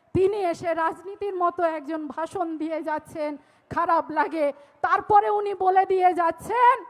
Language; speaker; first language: Bangla; non-native, local second language; Santali